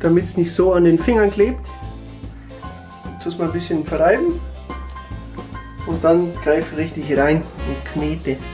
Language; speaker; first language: German; native; German